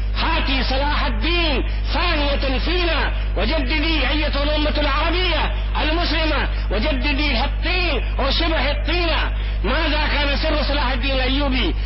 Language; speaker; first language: Arabic; non-native, fluent; Urdu